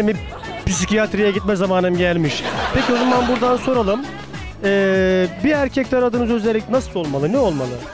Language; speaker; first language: Turkish; native; Turkish